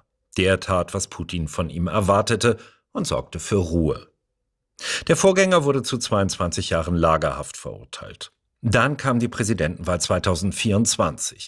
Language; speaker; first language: German; native; German